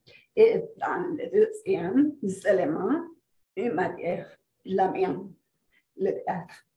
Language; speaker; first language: French; non-native, fluent; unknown